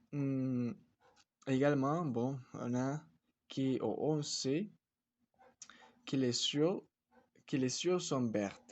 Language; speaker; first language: French; non-native, fluent; Spanish